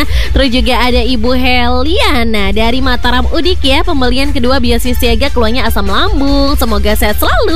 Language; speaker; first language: Indonesian; native; Indonesian